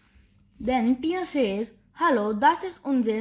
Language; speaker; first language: German; non-native, learner; Hindi